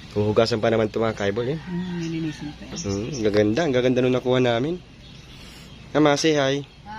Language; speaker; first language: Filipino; native; Filipino